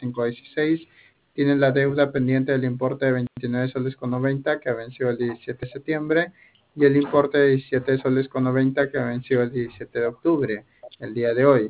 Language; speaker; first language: Spanish; native; Spanish